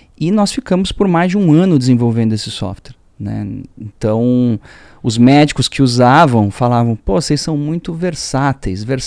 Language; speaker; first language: Portuguese; early bilingual, other home language; French